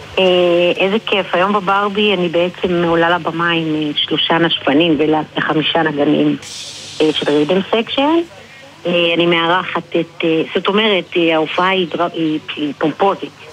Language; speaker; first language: Hebrew; native; Hebrew